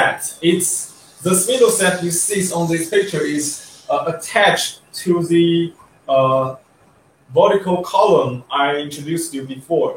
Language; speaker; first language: English; non-native, learner; Chinese